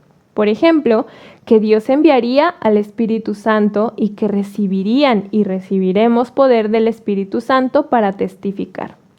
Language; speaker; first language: Spanish; native; Spanish